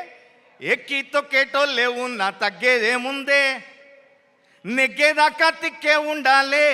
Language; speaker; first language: Telugu; native; Telugu